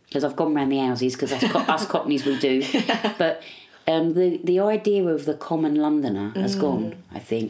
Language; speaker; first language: English; native; English